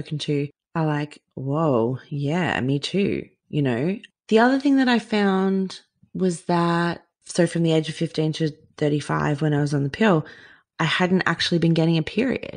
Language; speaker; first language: English; native; English